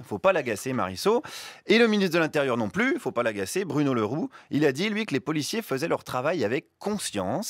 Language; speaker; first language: French; native; French